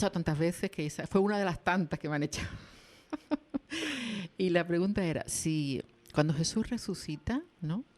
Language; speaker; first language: Spanish; native; Spanish